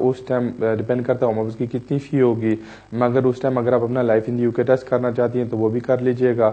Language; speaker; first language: Urdu; native; Urdu